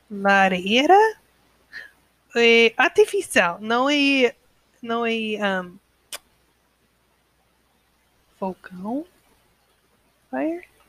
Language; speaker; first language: Portuguese; non-native, learner; English